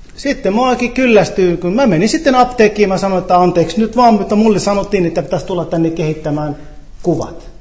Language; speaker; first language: Finnish; non-native, fluent; Arabic